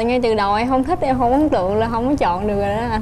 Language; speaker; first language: Vietnamese; native; Vietnamese